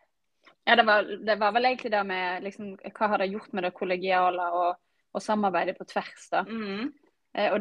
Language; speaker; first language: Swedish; non-native, learner; Norwegian